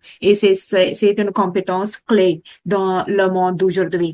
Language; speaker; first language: French; non-native, learner; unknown